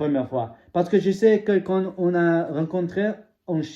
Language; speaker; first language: French; non-native, learner; English